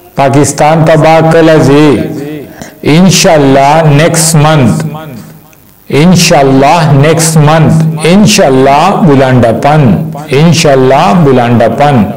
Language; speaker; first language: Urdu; non-native, local second language; Pashto